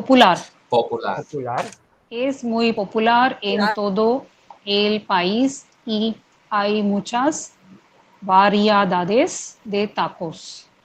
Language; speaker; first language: Spanish; non-native, learner; Hindi